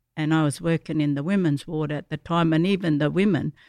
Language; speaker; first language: English; native; English